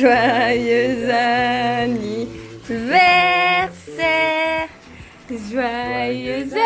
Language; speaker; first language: French; native; French